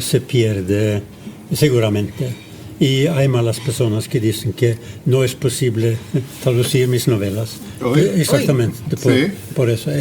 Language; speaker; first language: Spanish; non-native, fluent; Norwegian